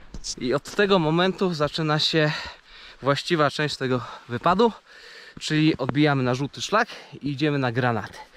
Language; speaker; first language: Polish; native; Polish